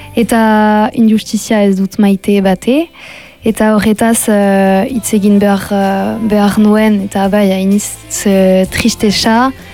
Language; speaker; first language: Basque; non-native, local second language; French